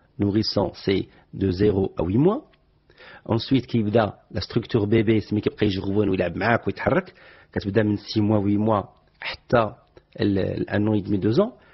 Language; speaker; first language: French; non-native, local second language; Arabic